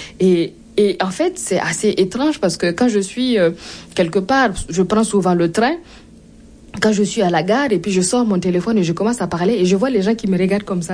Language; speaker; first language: French; non-native, local second language; Mossi